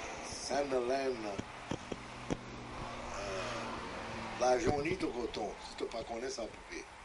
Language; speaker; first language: French; native; French